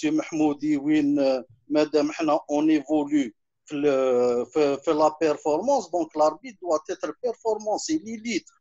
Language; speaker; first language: French; non-native, local second language; Arabic